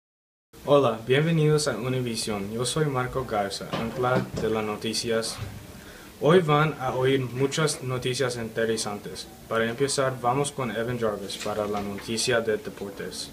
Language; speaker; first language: Spanish; non-native, learner; English